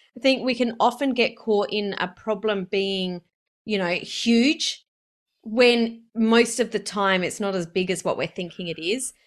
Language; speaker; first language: English; native; English